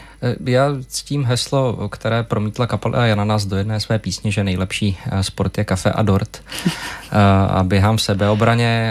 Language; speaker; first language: Czech; native; Czech